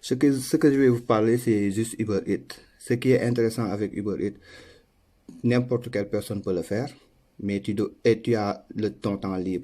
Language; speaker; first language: French; non-native, local second language; Wolof